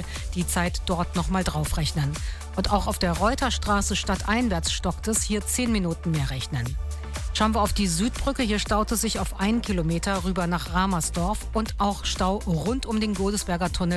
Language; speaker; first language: German; native; German